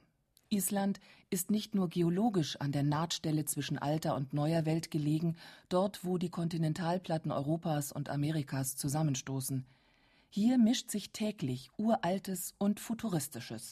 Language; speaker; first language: German; native; German